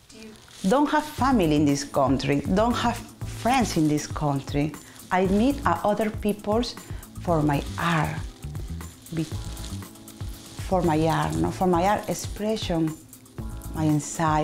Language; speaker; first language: English; non-native, learner; Spanish